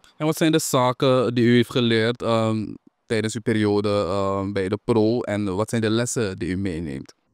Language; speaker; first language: Dutch; native; Dutch